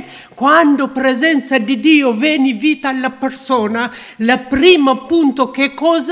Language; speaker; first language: Italian; non-native, learner; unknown